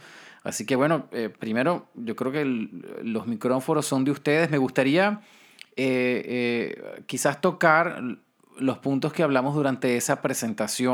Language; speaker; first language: Spanish; native; Spanish